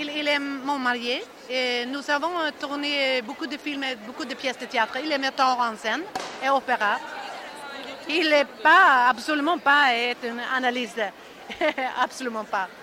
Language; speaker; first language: French; non-native, learner; Swedish